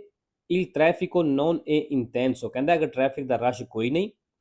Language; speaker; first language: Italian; non-native, fluent; Punjabi